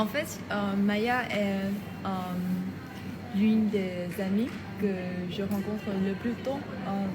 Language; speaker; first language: French; non-native, fluent; Vietnamese